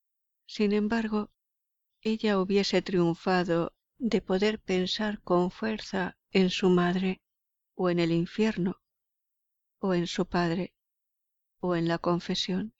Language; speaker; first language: Spanish; native; Spanish